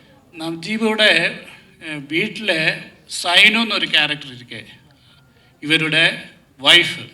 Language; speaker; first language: Tamil; non-native, learner; Malayalam